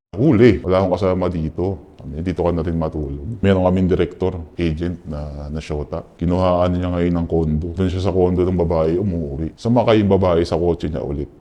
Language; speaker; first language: Filipino; native; Filipino